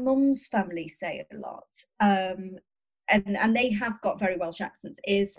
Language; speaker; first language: English; native; English